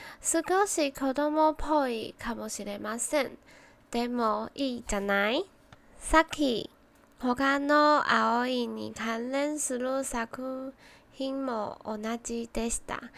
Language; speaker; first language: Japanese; non-native, learner; Chinese